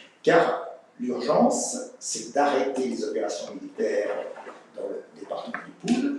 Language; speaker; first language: French; native; French